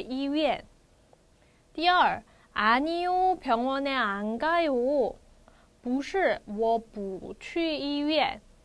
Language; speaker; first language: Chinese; non-native, fluent; Korean